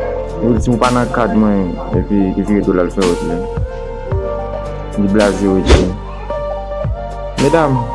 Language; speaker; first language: French; non-native, learner; Haitian Creole